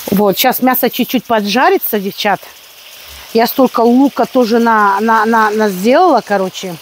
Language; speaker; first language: Russian; native; Russian